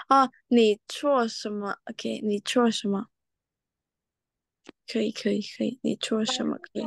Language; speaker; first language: Chinese; non-native, fluent; Indonesian